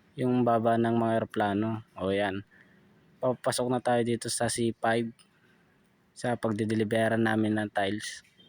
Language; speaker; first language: Filipino; non-native, local second language; Pampanga